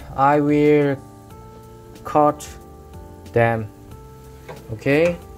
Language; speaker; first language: English; non-native, learner; Korean